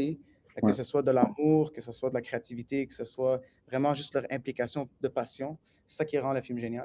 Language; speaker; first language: French; native; French